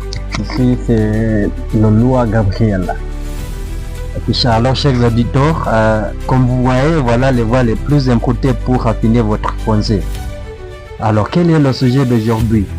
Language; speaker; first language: French; non-native, learner; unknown